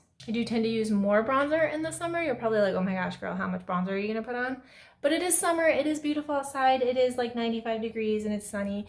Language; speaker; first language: English; native; English